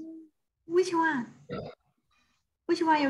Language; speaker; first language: English; non-native, learner; Chinese